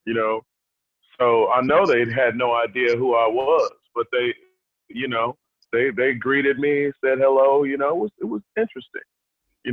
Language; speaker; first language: English; native; English